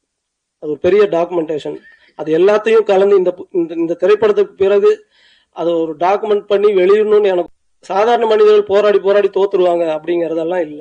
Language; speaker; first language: Tamil; native; Tamil